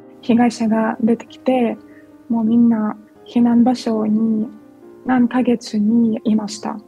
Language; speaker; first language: Japanese; non-native, fluent; Ukrainian